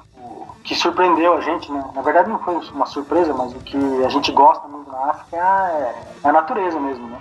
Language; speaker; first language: Portuguese; native; Portuguese